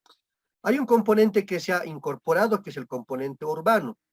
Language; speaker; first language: Spanish; native; Spanish